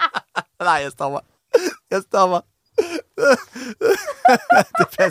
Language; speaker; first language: Danish; native; Danish